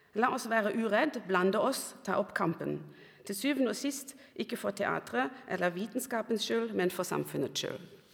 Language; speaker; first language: Norwegian; non-native, fluent; German